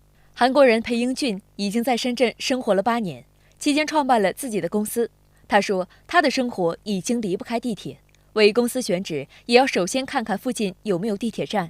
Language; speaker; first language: Chinese; native; Chinese